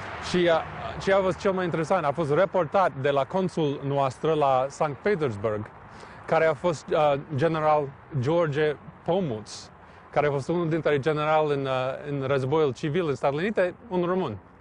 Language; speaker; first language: Romanian; non-native, learner; English